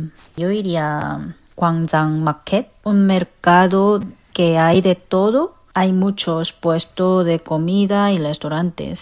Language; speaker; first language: Spanish; non-native, fluent; Korean